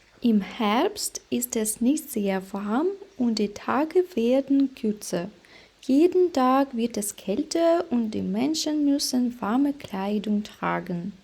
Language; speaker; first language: German; non-native, fluent; Ukrainian